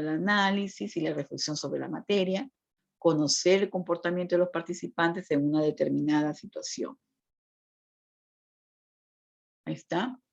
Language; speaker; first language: Spanish; native; Spanish